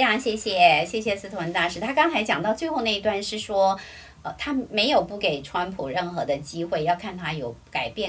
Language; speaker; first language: Chinese; native; Chinese